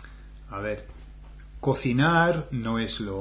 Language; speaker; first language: Spanish; non-native, learner; English